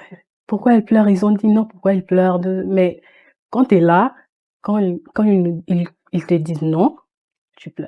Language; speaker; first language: French; early bilingual, heritage; French